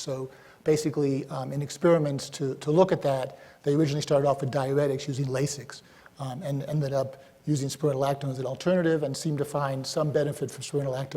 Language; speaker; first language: English; native; English